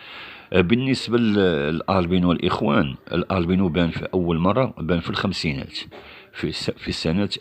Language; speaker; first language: Arabic; native; Arabic